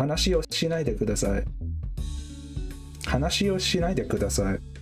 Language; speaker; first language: Japanese; non-native, learner; English